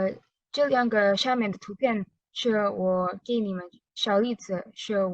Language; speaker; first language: Chinese; non-native, learner; Indonesian